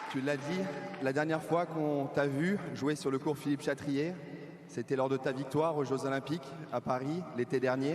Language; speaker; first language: French; native; French